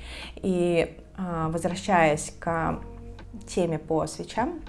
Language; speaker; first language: Russian; native; Russian